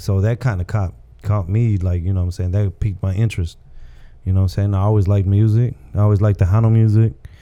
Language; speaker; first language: English; early bilingual, other home language; Spanish